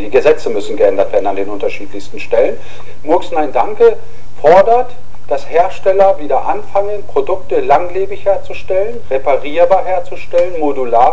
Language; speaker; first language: German; native; German